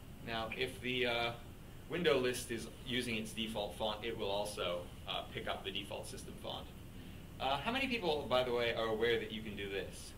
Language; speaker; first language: English; native; English